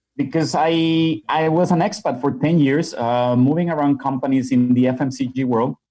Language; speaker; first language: English; non-native, fluent; Spanish